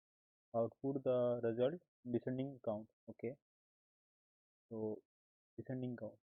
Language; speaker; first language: English; non-native, local second language; Hindi